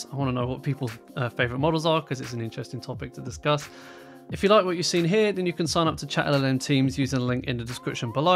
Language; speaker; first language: English; native; English